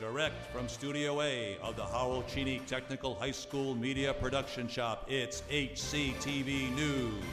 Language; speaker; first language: English; native; English